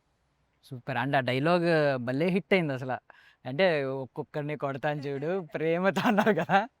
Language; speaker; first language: Telugu; native; Telugu